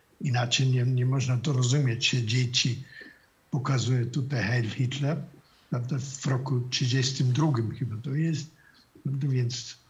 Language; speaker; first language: Polish; non-native, fluent; German